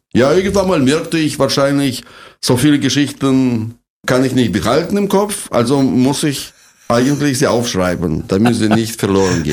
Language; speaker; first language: German; non-native, fluent; Russian